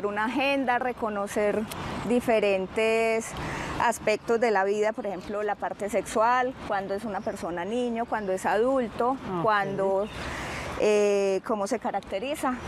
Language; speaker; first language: Spanish; native; Spanish